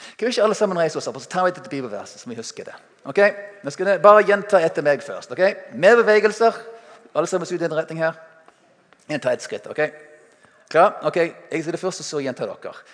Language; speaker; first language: Norwegian; non-native, fluent; English